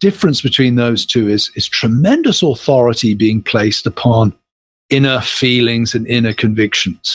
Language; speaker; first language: English; native; English